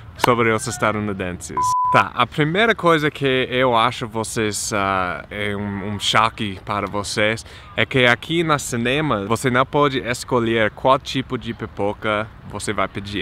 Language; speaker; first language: Portuguese; non-native, fluent; English